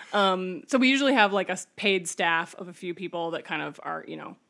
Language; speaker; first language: English; native; English